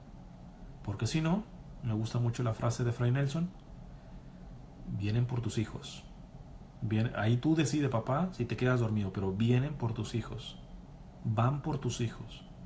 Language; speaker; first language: Spanish; native; Spanish